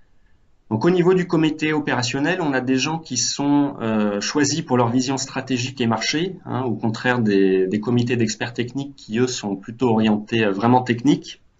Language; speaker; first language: French; native; French